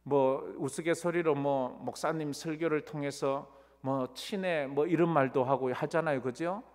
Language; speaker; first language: Korean; native; Korean